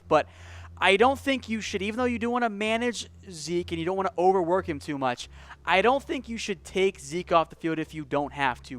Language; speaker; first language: English; native; English